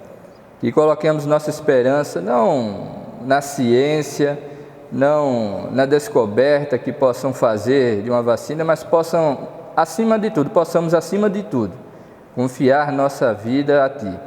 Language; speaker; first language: Portuguese; native; Portuguese